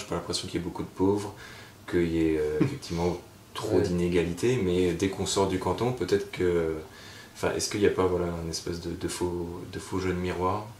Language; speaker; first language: French; native; French